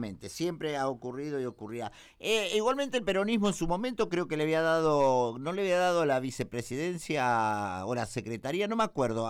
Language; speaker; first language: Spanish; native; Spanish